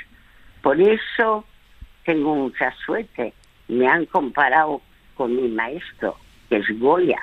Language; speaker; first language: Spanish; non-native, fluent; French